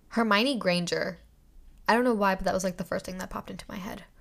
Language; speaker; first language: English; native; English